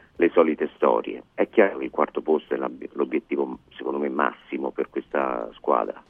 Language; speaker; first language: Italian; native; Italian